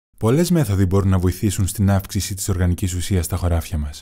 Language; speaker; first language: Greek; non-native, learner; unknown